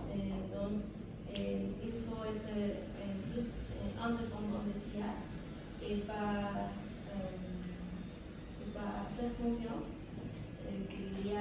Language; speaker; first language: French; non-native, learner; Spanish